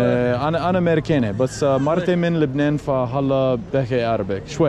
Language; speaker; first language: Arabic; non-native, learner; English